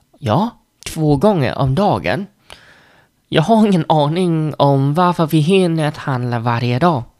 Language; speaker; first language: Swedish; non-native, learner; Vietnamese